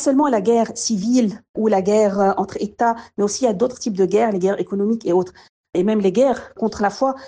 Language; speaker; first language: French; non-native, local second language; Arabic